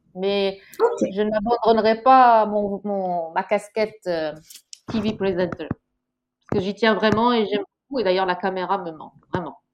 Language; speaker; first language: French; non-native, local second language; Arabic